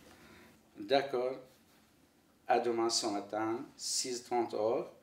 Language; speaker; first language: French; non-native, learner; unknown